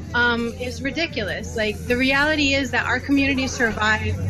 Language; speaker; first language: English; native; English